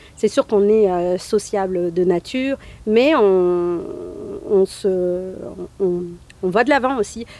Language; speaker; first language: French; native; French